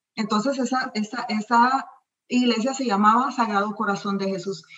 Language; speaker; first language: Spanish; native; Spanish